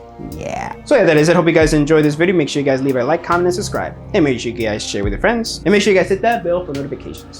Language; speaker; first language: English; native; English